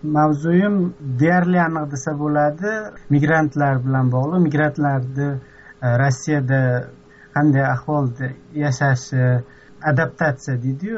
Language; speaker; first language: Uzbek; native; Uzbek